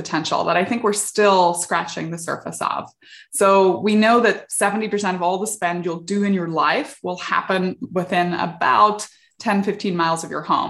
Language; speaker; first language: English; native; English